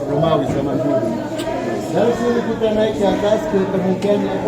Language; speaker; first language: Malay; non-native, fluent; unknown